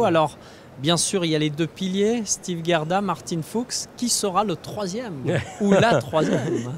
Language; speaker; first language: French; native; French